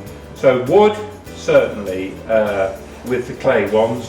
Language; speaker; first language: English; native; English